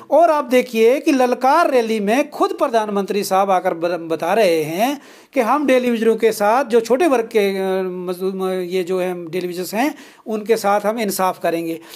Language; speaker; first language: Hindi; non-native, local second language; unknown